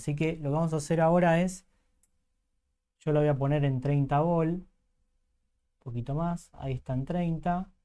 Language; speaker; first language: Spanish; native; Spanish